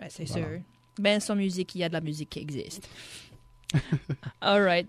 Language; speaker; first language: French; native; French